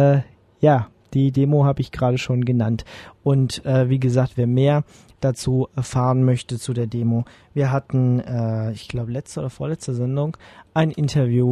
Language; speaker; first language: German; native; German